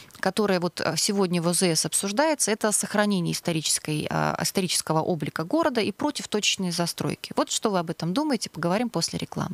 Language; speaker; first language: Russian; native; Russian